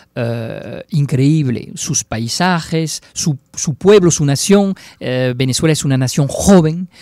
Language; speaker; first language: Spanish; non-native, fluent; French